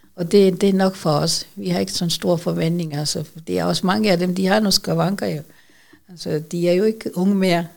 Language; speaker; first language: Danish; non-native, fluent; Urdu